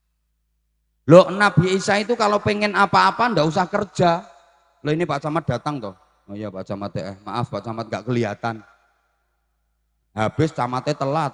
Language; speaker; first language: Indonesian; non-native, local second language; Javanese